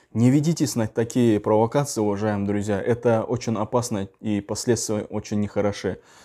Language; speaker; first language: Russian; non-native, local second language; Uzbek